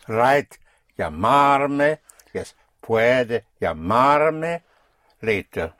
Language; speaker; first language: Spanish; non-native, fluent; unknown